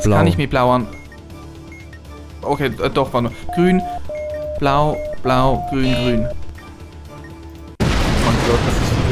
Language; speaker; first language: German; native; German